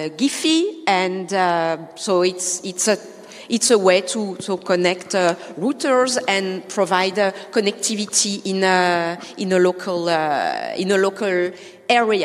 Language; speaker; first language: English; non-native, fluent; French